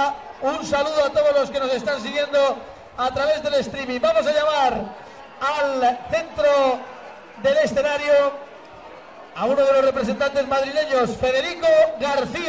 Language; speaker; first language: Spanish; native; Spanish